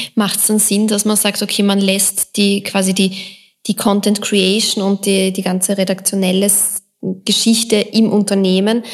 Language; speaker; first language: German; native; German